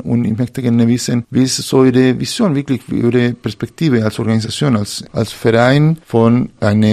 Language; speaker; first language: German; non-native, learner; Spanish